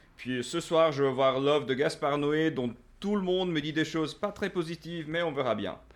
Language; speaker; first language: French; native; French